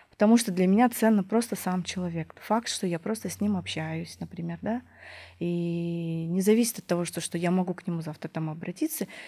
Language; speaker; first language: Russian; native; Russian